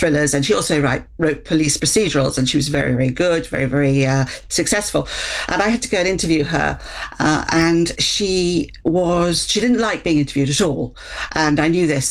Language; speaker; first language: English; native; English